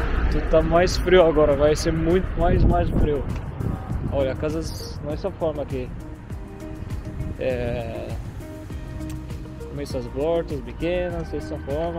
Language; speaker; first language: Portuguese; non-native, fluent; Arabic